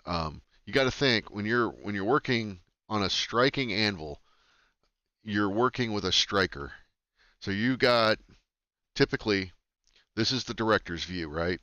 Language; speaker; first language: English; native; English